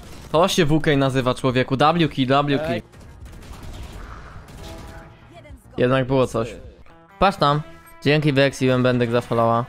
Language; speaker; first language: Polish; native; Polish